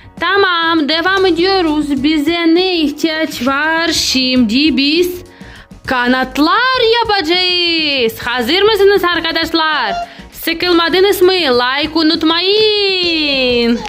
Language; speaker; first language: Turkish; non-native, learner; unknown